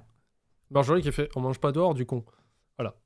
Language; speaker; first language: French; native; French